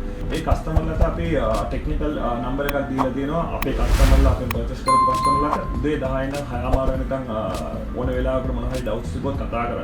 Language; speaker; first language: Sinhala; non-native, local second language; Tamil